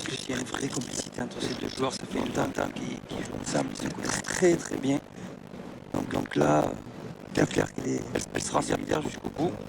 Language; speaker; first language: French; native; French